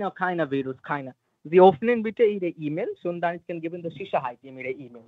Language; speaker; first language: German; non-native, learner; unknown